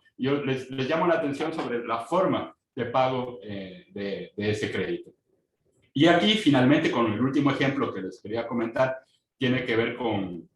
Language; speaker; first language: Spanish; native; Spanish